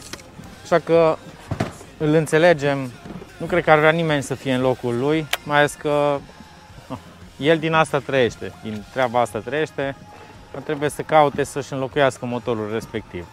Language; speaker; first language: Romanian; native; Romanian